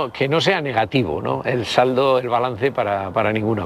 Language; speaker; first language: Spanish; native; Spanish